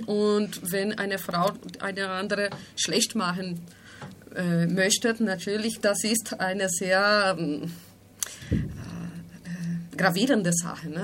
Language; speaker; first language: German; non-native, fluent; Spanish